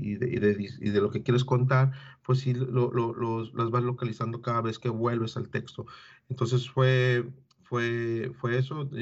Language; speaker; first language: Spanish; native; Spanish